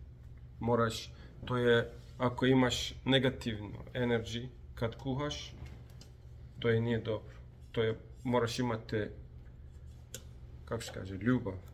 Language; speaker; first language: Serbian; non-native, learner; Turkish